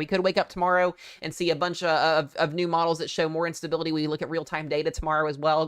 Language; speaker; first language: English; native; English